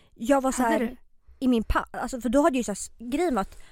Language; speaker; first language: Swedish; native; Swedish